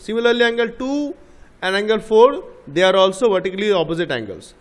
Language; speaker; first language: English; non-native, local second language; Bangla